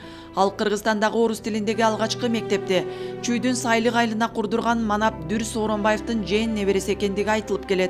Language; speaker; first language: Kyrgyz; native; Kyrgyz